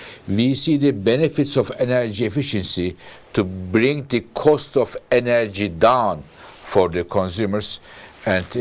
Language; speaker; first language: English; non-native, fluent; Turkish